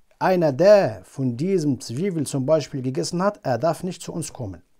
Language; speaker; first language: German; non-native, fluent; Arabic